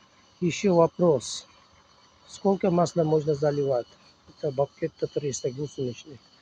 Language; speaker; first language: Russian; non-native, local second language; Uzbek